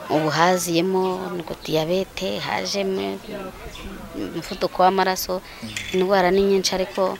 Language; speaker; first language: Kinyarwanda; native; Kinyarwanda